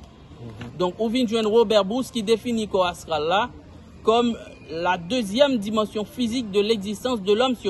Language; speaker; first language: French; non-native, local second language; Haitian Creole